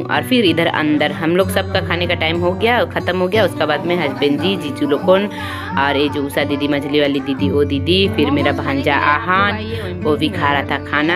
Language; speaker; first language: Hindi; native; Hindi